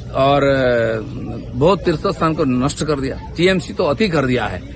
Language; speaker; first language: Hindi; non-native, local second language; Bangla